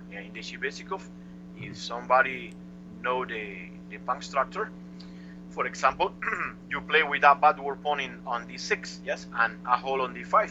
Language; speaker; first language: English; non-native, learner; Spanish